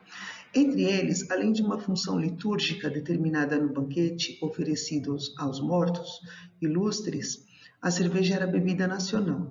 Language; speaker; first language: Portuguese; native; Portuguese